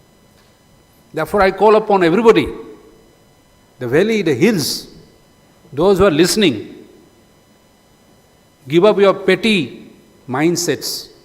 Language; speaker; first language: English; non-native, local second language; Manipuri